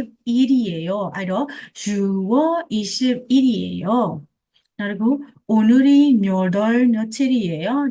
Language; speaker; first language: Korean; non-native, fluent; Burmese